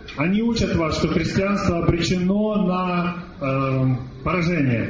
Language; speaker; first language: Russian; native; Russian